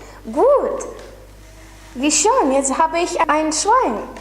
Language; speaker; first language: German; non-native, learner; Lithuanian